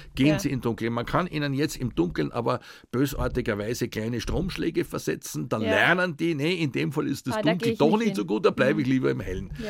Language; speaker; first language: German; native; German